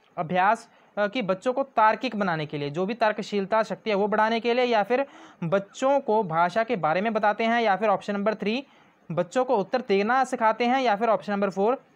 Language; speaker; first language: Hindi; non-native, local second language; Punjabi